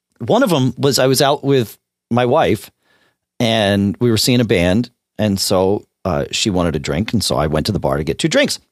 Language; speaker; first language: English; native; English